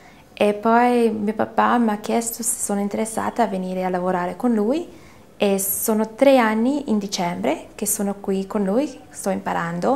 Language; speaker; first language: Italian; early bilingual, heritage; Italian